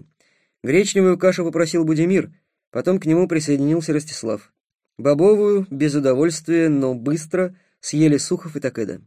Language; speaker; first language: Russian; native; Russian